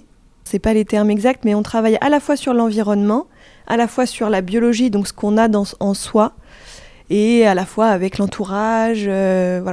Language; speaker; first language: French; native; French